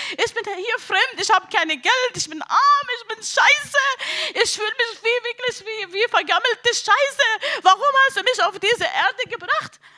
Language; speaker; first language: German; non-native, learner; Arabic